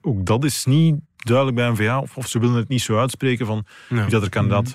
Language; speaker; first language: Dutch; native; Dutch